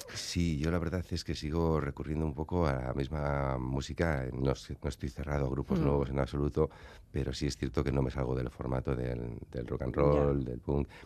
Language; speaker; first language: Spanish; native; Spanish